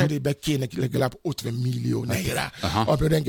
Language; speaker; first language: Hungarian; non-native, fluent; Yoruba